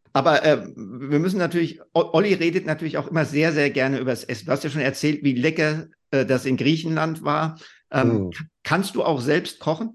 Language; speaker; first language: German; native; German